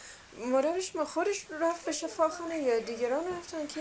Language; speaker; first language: Persian; non-native, fluent; English